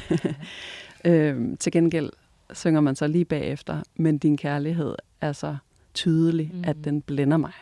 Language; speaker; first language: Danish; native; Danish